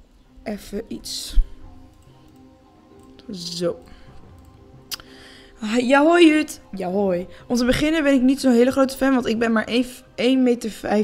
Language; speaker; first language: Dutch; native; Dutch